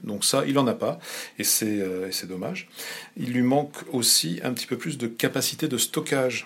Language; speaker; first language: French; native; French